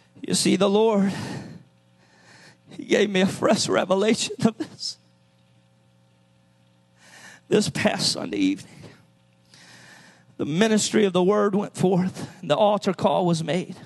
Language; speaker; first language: English; native; English